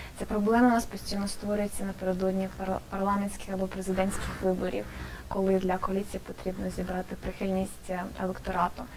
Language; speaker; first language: Ukrainian; native; Ukrainian